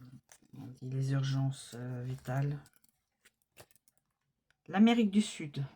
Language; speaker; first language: French; native; French